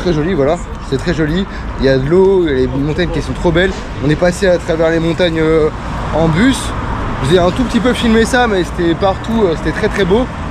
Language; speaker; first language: French; native; French